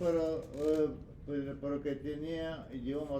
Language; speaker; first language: Spanish; non-native, learner; Russian